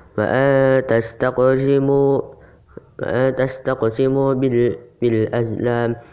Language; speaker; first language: Arabic; non-native, learner; Indonesian